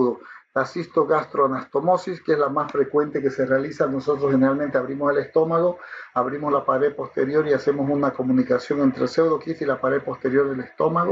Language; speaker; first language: Spanish; native; Spanish